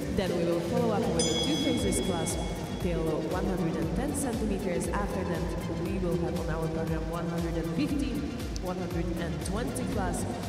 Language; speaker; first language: English; non-native, fluent; Slovak